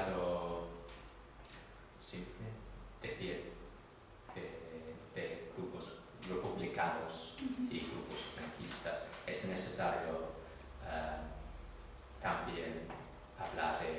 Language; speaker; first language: Spanish; non-native, fluent; English